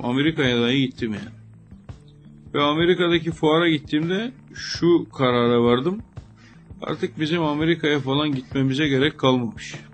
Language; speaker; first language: Turkish; native; Turkish